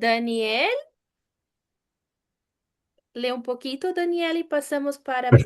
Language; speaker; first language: Spanish; non-native, fluent; Portuguese